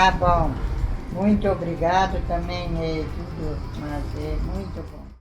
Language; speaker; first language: Portuguese; non-native, local second language; German